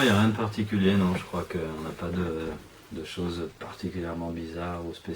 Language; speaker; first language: French; native; French